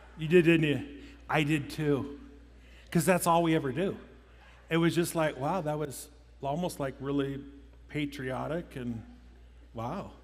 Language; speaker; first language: English; native; English